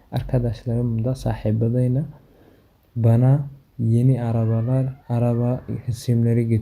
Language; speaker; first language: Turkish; non-native, fluent; Somali